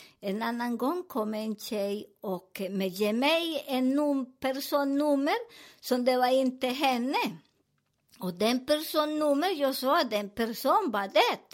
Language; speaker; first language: Swedish; non-native, learner; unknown